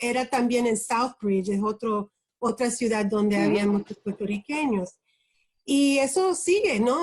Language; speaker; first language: Spanish; early bilingual, heritage; Spanish